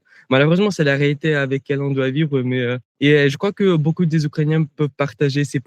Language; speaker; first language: French; non-native, fluent; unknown